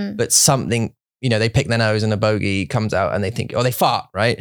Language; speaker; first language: English; native; English